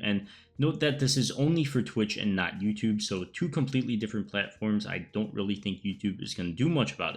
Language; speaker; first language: English; native; English